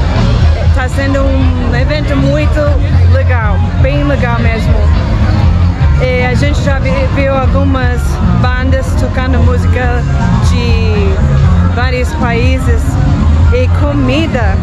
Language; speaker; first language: Portuguese; non-native, fluent; English